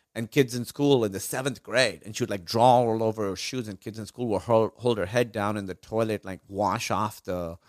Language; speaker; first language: English; non-native, local second language; Urdu